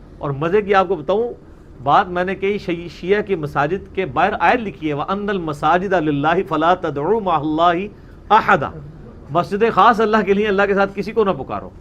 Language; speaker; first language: Urdu; non-native, local second language; Punjabi